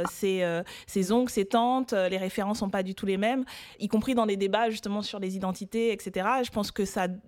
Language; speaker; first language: French; early bilingual, other home language; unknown